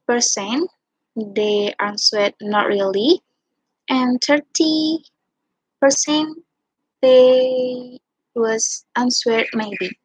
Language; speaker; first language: English; non-native, learner; Indonesian